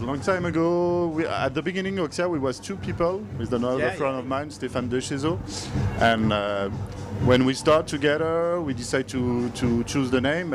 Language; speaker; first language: English; non-native, learner; French